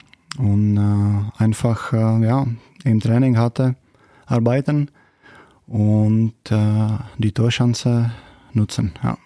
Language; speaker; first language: German; non-native, fluent; Czech